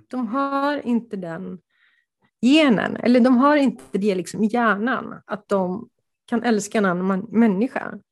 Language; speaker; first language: Swedish; early bilingual, other home language; Polish